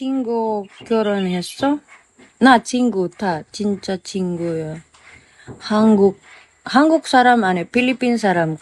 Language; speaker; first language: Korean; non-native, learner; Filipino